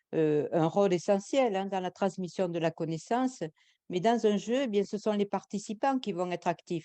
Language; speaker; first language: French; native; French